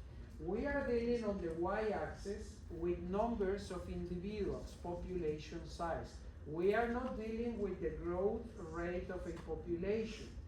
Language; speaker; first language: English; non-native, fluent; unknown